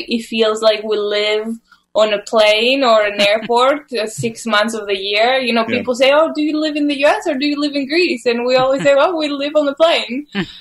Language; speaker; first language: English; non-native, fluent; Greek